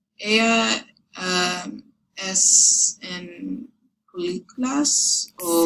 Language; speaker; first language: Spanish; non-native, learner; English